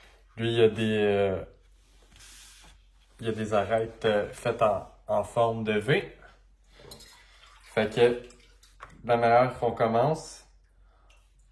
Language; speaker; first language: French; native; French